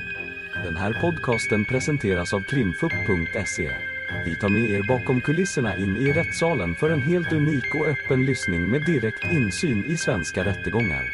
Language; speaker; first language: Swedish; native; Swedish